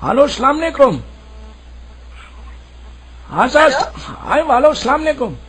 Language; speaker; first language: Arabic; non-native, learner; Urdu